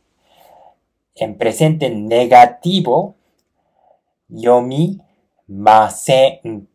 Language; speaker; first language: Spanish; non-native, fluent; Japanese